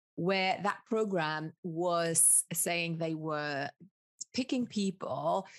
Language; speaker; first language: English; early bilingual, other home language; Spanish